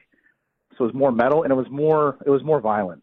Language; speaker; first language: English; native; English